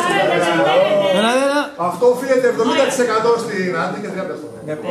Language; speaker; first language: Greek; native; Greek